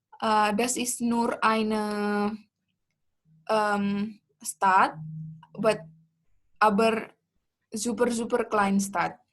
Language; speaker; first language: German; non-native, learner; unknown